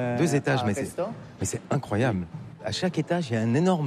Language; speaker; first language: French; native; French